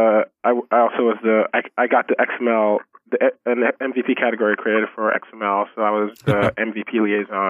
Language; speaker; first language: English; non-native, local second language; Yoruba